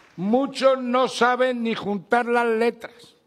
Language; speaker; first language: Spanish; native; Spanish